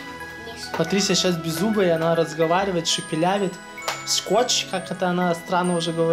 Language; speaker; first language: Russian; native; Russian